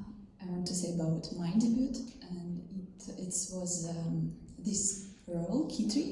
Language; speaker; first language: English; non-native, learner; Russian